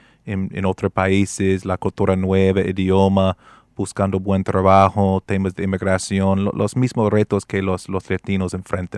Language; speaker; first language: Spanish; non-native, fluent; English